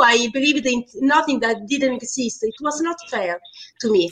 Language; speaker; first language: English; non-native, fluent; Italian